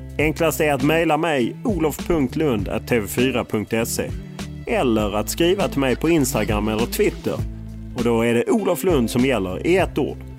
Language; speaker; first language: Swedish; native; Swedish